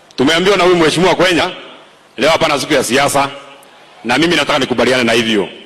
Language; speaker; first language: Swahili; non-native, local second language; Kikuyu